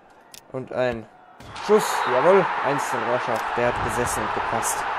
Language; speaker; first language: German; native; German